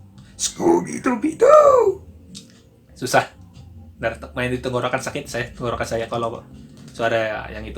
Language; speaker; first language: Indonesian; native; Indonesian